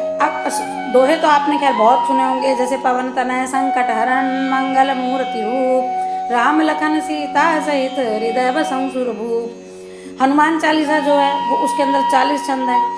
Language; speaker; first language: Hindi; native; Hindi